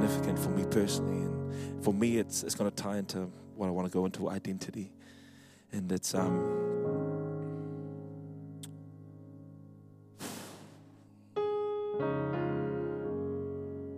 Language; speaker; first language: English; native; English